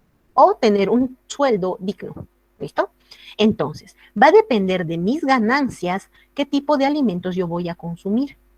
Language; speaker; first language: Spanish; native; Spanish